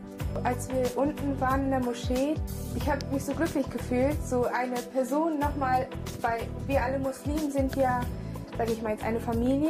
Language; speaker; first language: German; early bilingual, other home language; Turkish